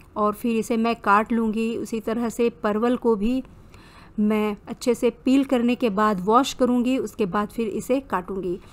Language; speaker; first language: Hindi; native; Hindi